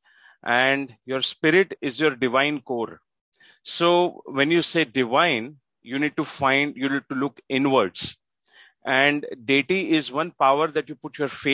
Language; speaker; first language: English; non-native, local second language; Marathi